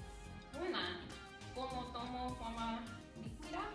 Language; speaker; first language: Spanish; non-native, learner; English